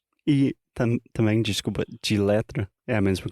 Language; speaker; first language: Portuguese; non-native, fluent; English